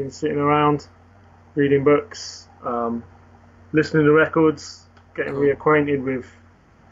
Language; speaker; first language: English; native; English